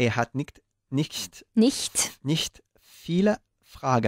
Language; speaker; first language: German; non-native, learner; Spanish